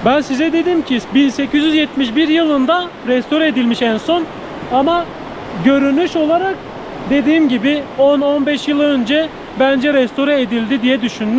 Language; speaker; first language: Turkish; native; Turkish